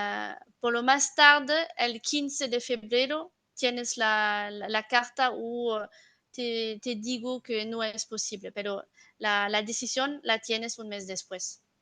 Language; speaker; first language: Spanish; non-native, fluent; French